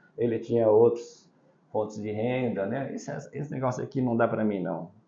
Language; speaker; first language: Portuguese; early bilingual, other home language; Chinese